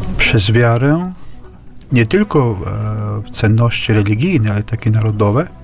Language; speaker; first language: Polish; non-native, fluent; Latvian